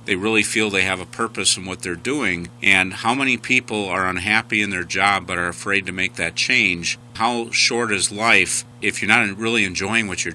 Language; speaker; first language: English; native; English